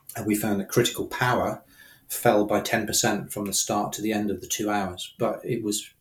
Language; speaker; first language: English; native; English